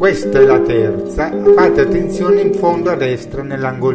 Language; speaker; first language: Italian; native; Italian